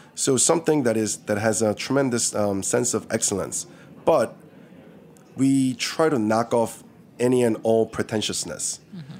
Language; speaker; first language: English; early bilingual, other home language; Korean